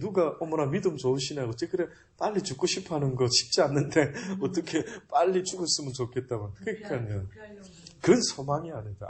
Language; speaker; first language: Korean; native; Korean